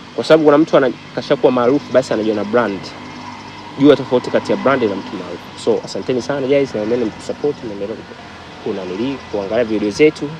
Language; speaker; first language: Swahili; native; Swahili